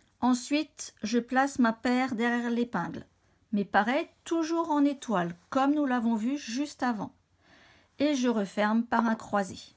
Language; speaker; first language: French; native; French